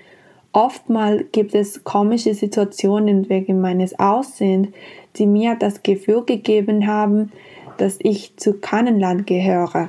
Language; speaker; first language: German; non-native, fluent; Spanish